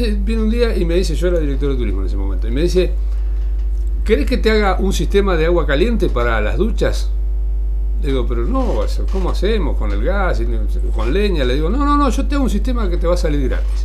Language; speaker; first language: Spanish; native; Spanish